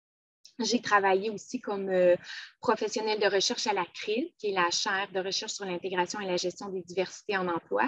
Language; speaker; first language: French; native; French